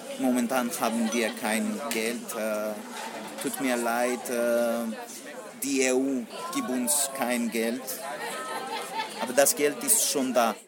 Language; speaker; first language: German; non-native, learner; Greek